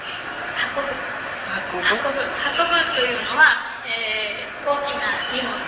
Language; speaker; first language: Japanese; native; Japanese